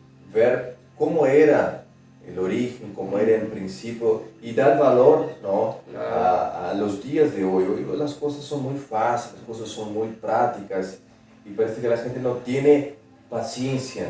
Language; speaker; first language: Spanish; non-native, fluent; Portuguese